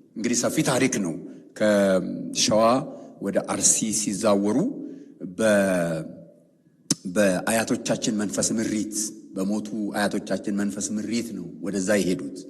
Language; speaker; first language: Amharic; non-native, local second language; Oromo